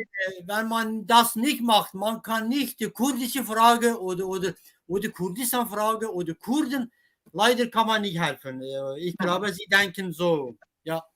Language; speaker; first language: German; non-native, fluent; Kurdish